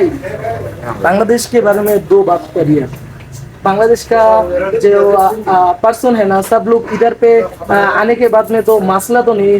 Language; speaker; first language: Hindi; non-native, learner; Bangla